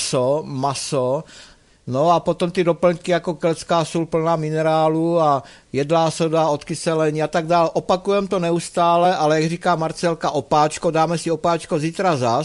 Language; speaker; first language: Czech; native; Czech